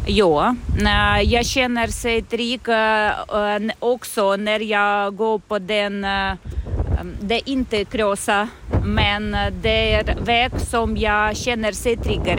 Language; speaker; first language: Swedish; non-native, learner; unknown